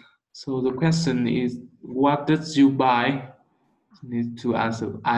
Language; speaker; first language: English; non-native, learner; Vietnamese